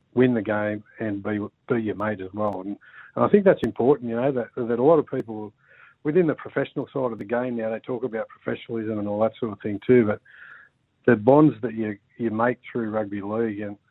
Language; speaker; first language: English; native; English